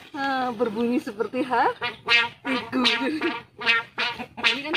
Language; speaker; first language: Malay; non-native, local second language; Javanese